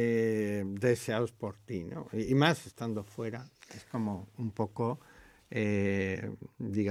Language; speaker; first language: Spanish; native; Spanish